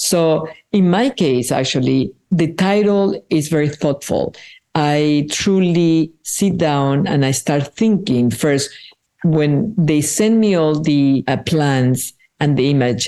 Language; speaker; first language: English; non-native, fluent; Spanish